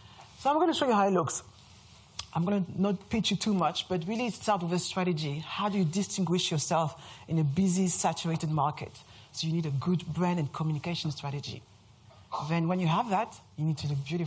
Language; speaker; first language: English; non-native, fluent; French